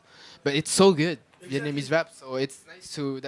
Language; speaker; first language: English; non-native, fluent; French